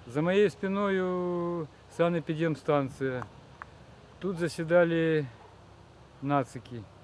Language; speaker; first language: Russian; native; Russian